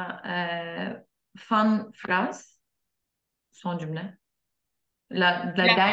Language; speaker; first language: French; non-native, learner; Turkish